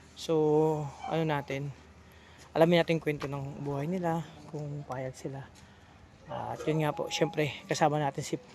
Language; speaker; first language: Filipino; non-native, local second language; Bikol